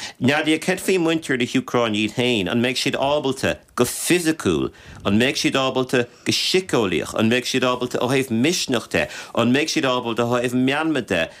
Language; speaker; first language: Irish; native; Irish